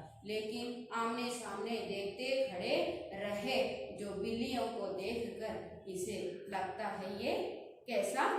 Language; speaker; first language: Hindi; non-native, local second language; Kannada